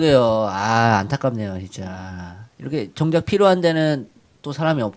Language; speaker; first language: Korean; native; Korean